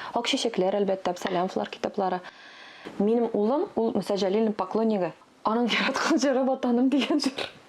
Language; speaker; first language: Tatar; non-native, local second language; Russian